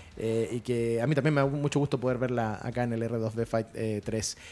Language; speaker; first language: Spanish; native; Spanish